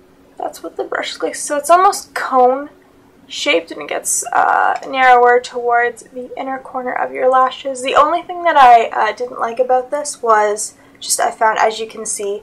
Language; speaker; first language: English; native; English